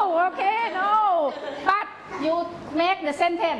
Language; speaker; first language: English; non-native, learner; Thai